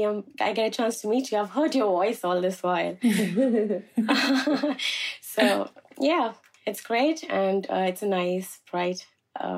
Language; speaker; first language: English; non-native, local second language; Malayalam